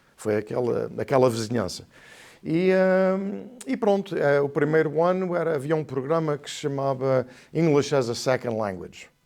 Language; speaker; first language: Portuguese; native; Portuguese